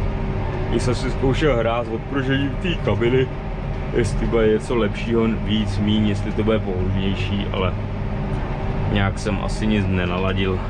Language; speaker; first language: Czech; native; Czech